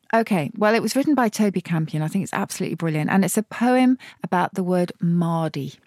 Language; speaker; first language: English; native; English